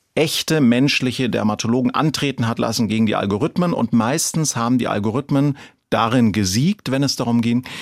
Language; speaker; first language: German; native; German